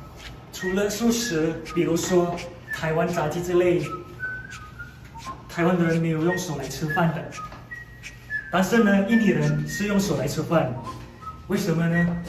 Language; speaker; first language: Chinese; non-native, fluent; Indonesian